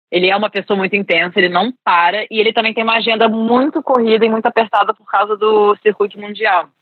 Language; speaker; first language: Portuguese; early bilingual, other home language; English